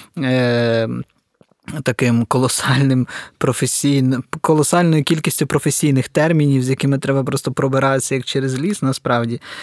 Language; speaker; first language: Ukrainian; native; Ukrainian